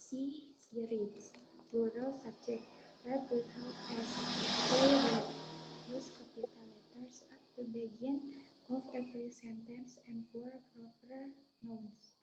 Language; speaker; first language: English; non-native, learner; Indonesian